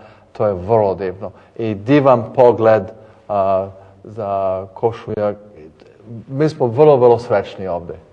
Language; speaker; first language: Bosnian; early bilingual, heritage; English